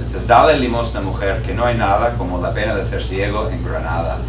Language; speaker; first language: Spanish; non-native, fluent; English